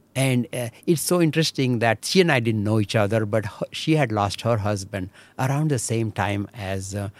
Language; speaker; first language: English; non-native, local second language; Marathi